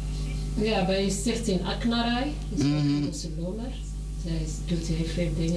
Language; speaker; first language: Dutch; non-native, learner; Arabic